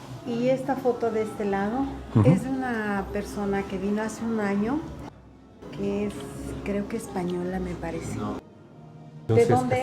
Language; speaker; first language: Spanish; native; Spanish